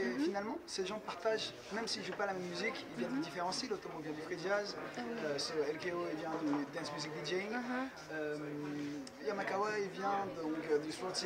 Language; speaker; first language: French; native; French